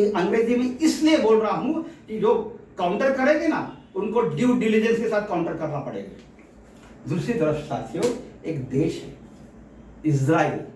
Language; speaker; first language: Hindi; native; Hindi